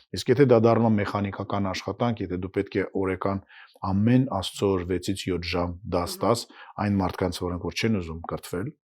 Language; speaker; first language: Armenian; non-native, fluent; Russian